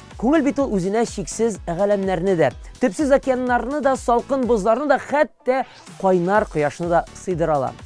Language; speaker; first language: Tatar; native; Tatar